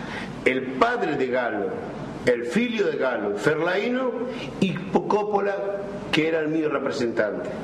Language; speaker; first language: Italian; non-native, fluent; Spanish